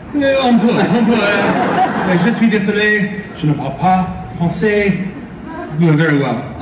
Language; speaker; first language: French; non-native, learner; English